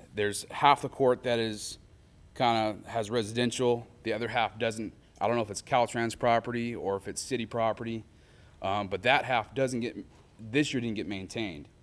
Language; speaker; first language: English; native; English